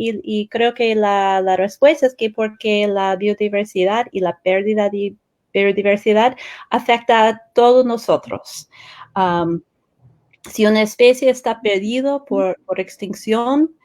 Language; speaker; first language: Spanish; non-native, fluent; English